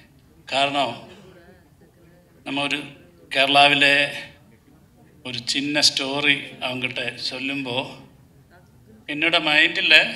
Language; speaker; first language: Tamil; non-native, learner; Malayalam